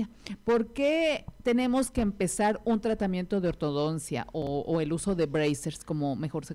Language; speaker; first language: Spanish; native; Spanish